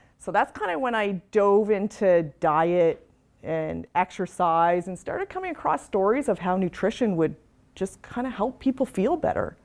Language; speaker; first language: English; native; English